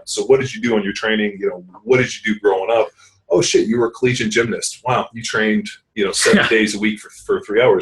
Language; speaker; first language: English; native; English